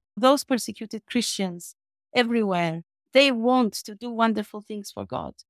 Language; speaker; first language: English; non-native, fluent; Albanian